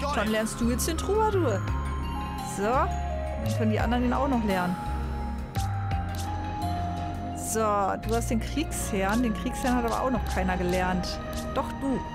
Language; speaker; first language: German; native; German